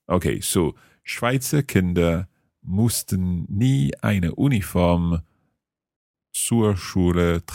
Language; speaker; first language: German; non-native, learner; English